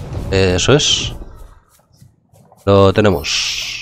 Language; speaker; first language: Spanish; native; Spanish